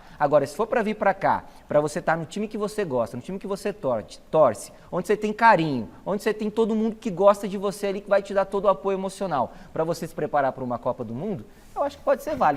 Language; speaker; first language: Portuguese; native; Portuguese